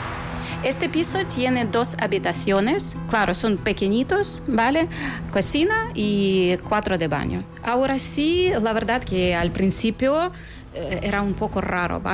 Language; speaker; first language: Spanish; non-native, fluent; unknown